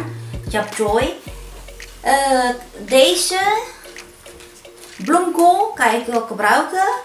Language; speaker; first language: Dutch; non-native, fluent; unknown